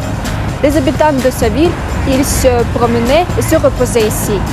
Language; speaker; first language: French; non-native, learner; Russian